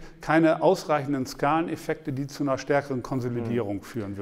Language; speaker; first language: German; native; German